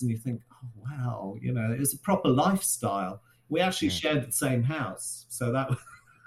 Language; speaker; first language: English; native; English